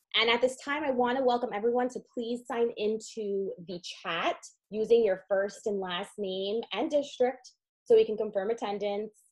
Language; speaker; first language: English; native; English